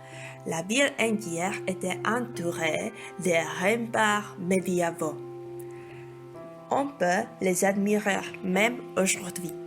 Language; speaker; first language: French; non-native, fluent; Czech